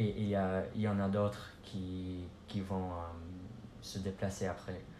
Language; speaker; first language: French; non-native, learner; English